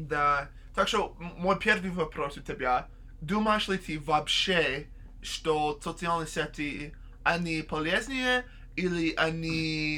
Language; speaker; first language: Russian; non-native, learner; English